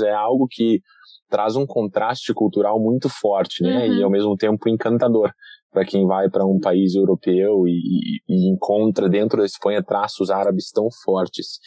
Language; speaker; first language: Portuguese; native; Portuguese